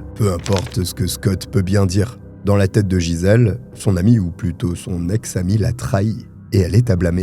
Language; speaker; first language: French; native; French